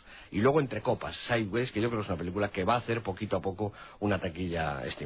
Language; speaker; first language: Spanish; native; Spanish